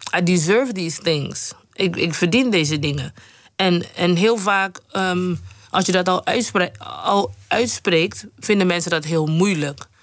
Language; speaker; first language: Dutch; non-native, local second language; Papiamento